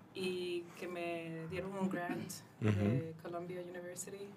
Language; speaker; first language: Spanish; early bilingual, heritage; Spanish